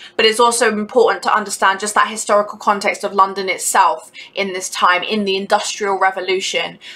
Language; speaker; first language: English; native; English